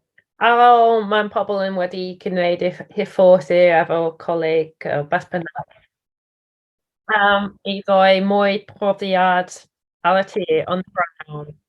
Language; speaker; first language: Welsh; non-native, learner; English